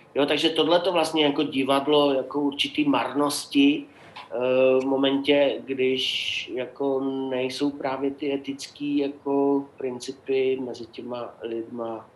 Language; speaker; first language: Czech; native; Czech